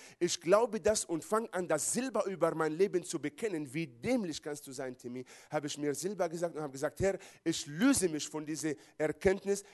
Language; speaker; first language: German; non-native, fluent; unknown